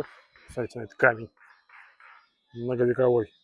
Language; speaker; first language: Russian; native; Russian